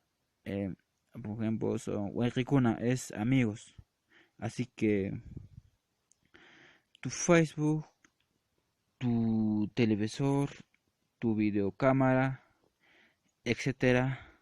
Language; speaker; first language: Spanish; non-native, local second language; Quechua